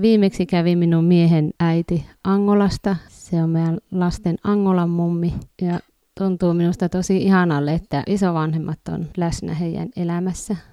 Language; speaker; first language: Finnish; native; Finnish